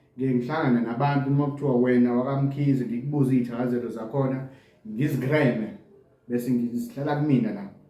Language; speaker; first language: Zulu; non-native, local second language; English